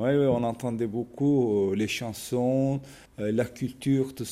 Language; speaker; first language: French; non-native, fluent; Turkish